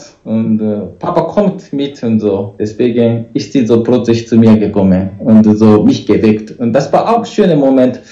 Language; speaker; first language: German; non-native, learner; Japanese